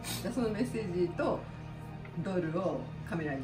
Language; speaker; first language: Japanese; native; Japanese